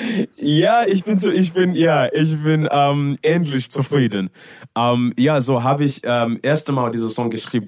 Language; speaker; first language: German; non-native, learner; English